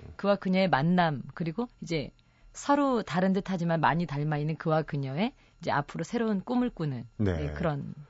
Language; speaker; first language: Korean; native; Korean